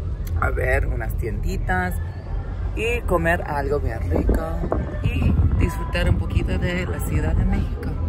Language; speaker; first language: Spanish; early bilingual, heritage; English